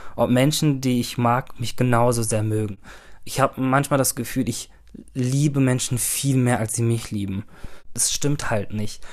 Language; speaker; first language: German; early bilingual, other home language; Turkish